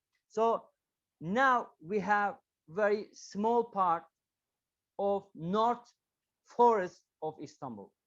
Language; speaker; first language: English; non-native, learner; Turkish